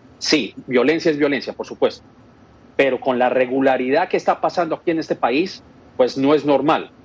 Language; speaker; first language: Spanish; native; Spanish